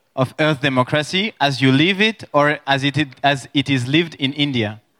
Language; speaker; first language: English; non-native, fluent; French